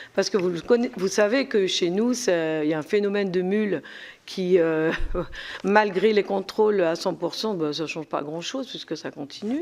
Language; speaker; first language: French; native; French